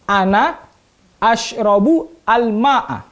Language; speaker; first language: Arabic; non-native, fluent; Indonesian